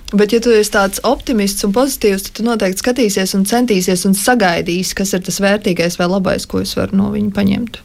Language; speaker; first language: Latvian; native; Latvian